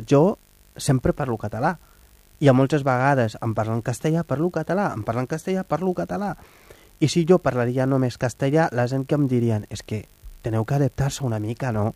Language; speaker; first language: Catalan; non-native, fluent; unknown